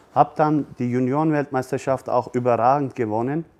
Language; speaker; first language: German; early bilingual, other home language; Turkish